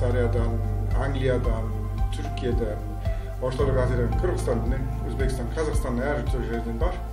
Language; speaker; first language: Kazakh; non-native, learner; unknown